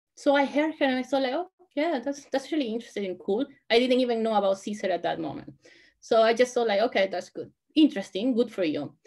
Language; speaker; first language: English; non-native, fluent; Spanish